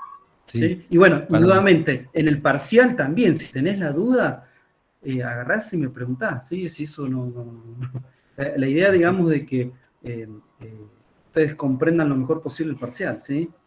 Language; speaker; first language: Spanish; native; Spanish